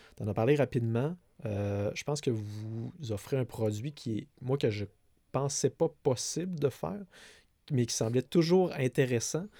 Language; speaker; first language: French; native; French